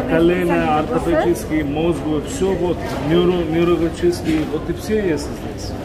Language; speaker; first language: Russian; non-native, learner; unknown